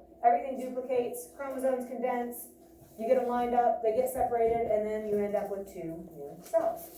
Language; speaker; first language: English; native; English